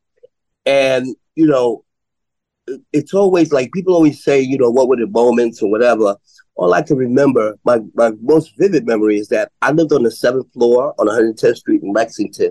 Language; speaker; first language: English; native; English